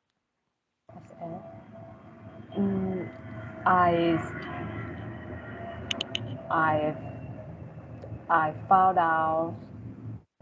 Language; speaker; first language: English; non-native, learner; Vietnamese